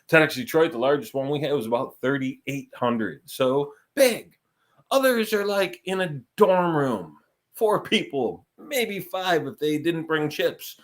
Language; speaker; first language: English; native; English